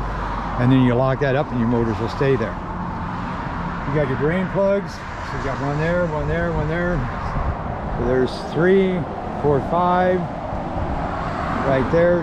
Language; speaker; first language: English; native; English